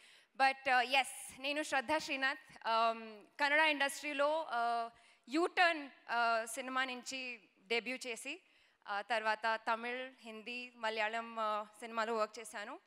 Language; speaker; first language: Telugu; non-native, learner; Kannada